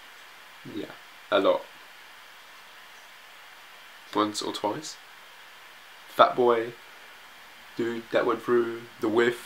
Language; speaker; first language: English; native; English